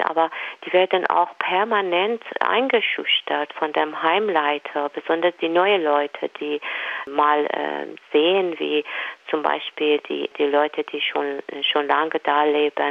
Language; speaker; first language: German; non-native, fluent; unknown